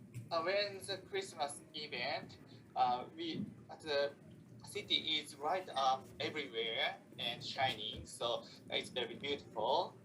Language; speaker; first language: English; non-native, learner; Japanese